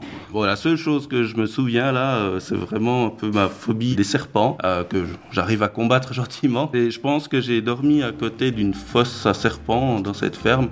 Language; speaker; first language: French; early bilingual, other home language; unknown